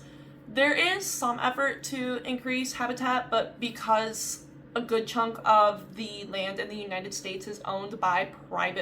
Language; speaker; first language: English; native; English